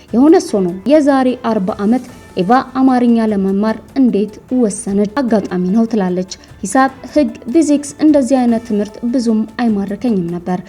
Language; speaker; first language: Amharic; native; Amharic